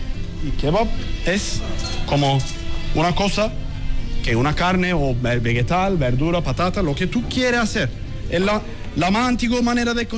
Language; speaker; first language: Spanish; non-native, learner; Turkish